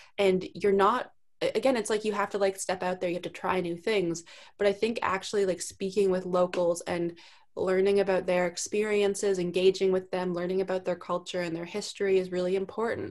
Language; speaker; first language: English; native; English